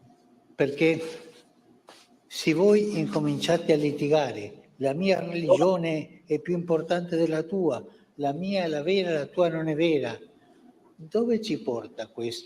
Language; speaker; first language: Italian; non-native, fluent; Spanish